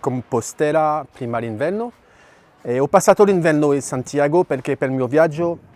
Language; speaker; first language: Italian; non-native, fluent; French